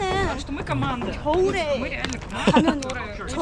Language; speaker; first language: Korean; non-native, fluent; Armenian